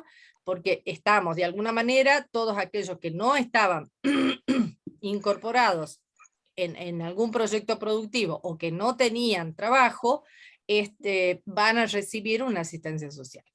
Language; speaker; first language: Spanish; native; Spanish